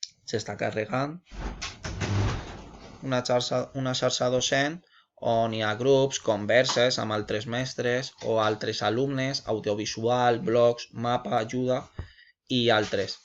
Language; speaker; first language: Catalan; non-native, local second language; Spanish